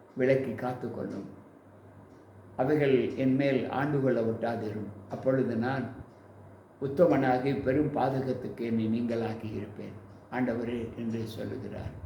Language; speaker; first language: Tamil; native; Tamil